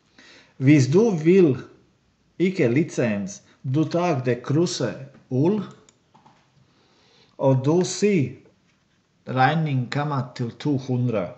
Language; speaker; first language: Danish; non-native, learner; Latvian